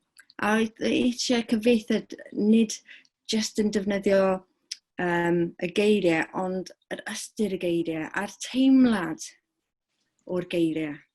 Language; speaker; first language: Welsh; non-native, fluent; English